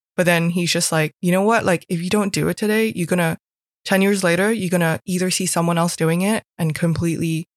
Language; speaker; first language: English; non-native, local second language; Cantonese